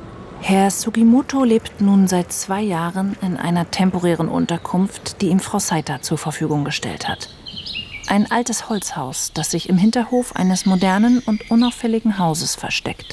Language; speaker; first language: German; native; German